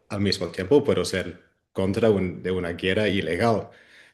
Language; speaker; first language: Spanish; non-native, fluent; Dutch